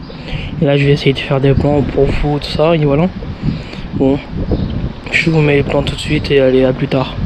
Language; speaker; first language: French; native; French